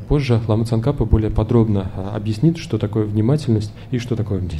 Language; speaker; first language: Russian; native; Russian